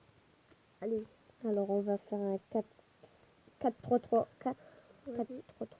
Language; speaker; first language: French; native; French